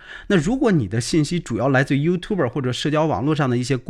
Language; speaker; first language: Chinese; native; Chinese